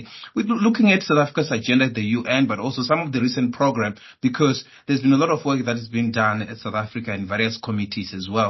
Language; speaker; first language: English; non-native, local second language; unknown